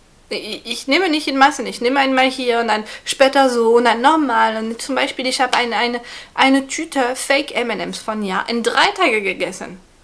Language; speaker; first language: German; non-native, fluent; French